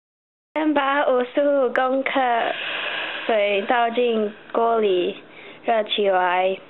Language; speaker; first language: Chinese; early bilingual, heritage; Chinese